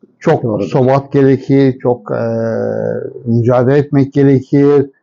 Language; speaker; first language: Turkish; non-native, fluent; Persian